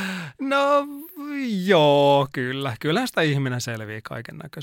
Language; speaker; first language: Finnish; native; Finnish